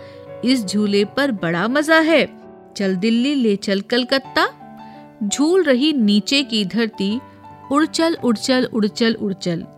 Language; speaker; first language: Hindi; native; Hindi